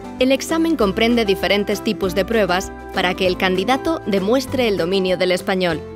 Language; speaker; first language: Spanish; native; Spanish